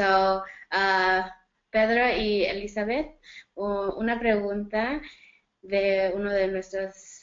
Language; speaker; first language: Spanish; early bilingual, heritage; Spanish